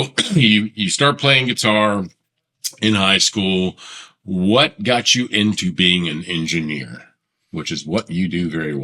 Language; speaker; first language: English; native; English